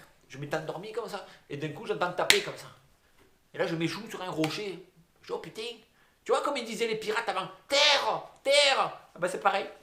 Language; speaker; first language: French; native; French